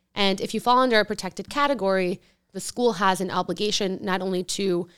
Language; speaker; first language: English; early bilingual, other home language; Spanish